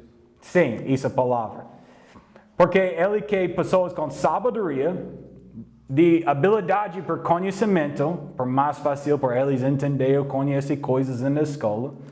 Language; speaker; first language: Portuguese; non-native, learner; English